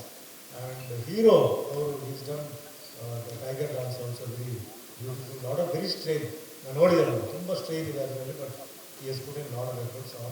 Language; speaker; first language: Kannada; non-native, fluent; Tulu